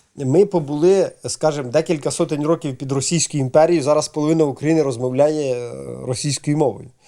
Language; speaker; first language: Ukrainian; native; Ukrainian